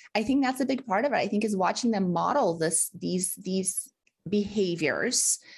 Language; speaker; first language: English; early bilingual, other home language; Russian